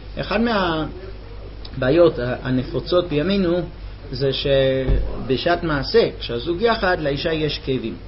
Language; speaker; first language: Hebrew; non-native, fluent; English